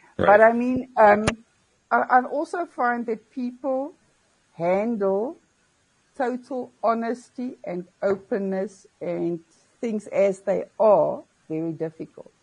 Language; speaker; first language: English; non-native, local second language; Afrikaans